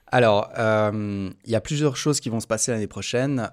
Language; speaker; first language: French; native; French